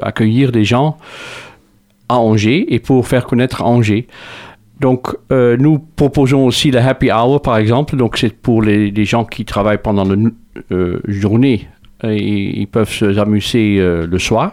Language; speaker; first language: French; non-native, fluent; Dutch